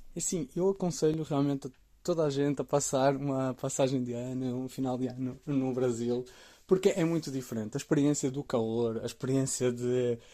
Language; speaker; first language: Portuguese; native; Portuguese